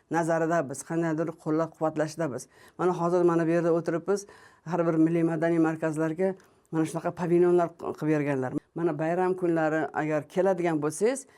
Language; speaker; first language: Uzbek; non-native, local second language; Tajik